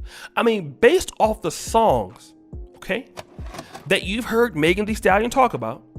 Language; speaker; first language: English; native; English